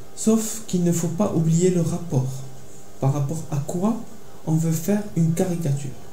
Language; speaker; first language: French; non-native, local second language; Arabic